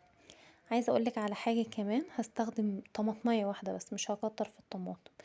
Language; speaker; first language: Arabic; native; Arabic